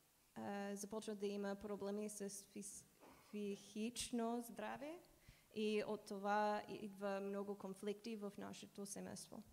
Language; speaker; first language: Bulgarian; non-native, learner; English